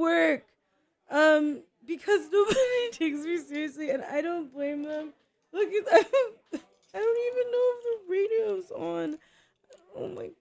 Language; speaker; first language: English; native; English